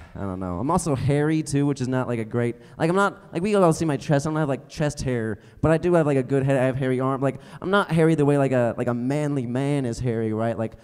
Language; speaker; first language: English; native; English